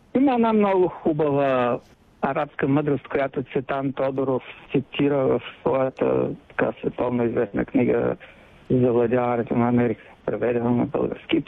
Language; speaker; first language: Bulgarian; native; Bulgarian